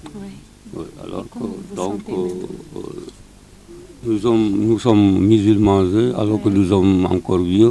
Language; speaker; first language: French; non-native, local second language; Wolof